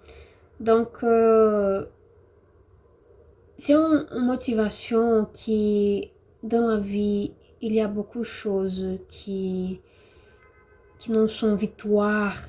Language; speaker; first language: French; non-native, learner; Portuguese